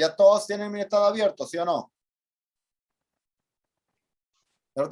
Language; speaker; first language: Spanish; native; Spanish